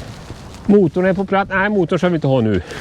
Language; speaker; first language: Swedish; native; Swedish